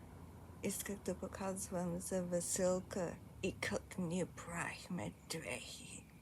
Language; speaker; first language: Bulgarian; early bilingual, heritage; Bulgarian